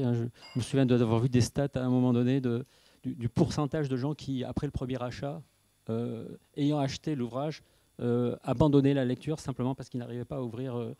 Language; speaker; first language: French; native; French